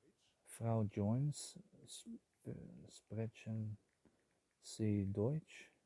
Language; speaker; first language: German; non-native, learner; English